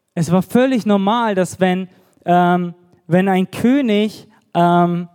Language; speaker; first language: German; native; German